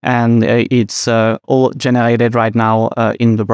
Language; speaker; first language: English; non-native, fluent; French